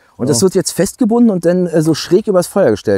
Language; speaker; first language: German; native; German